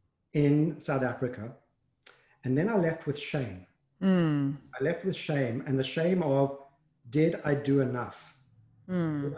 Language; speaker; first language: English; native; English